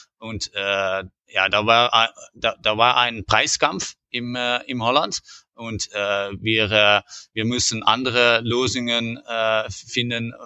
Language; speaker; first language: German; non-native, learner; Dutch